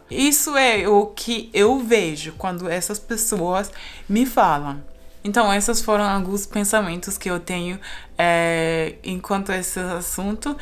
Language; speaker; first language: Portuguese; non-native, fluent; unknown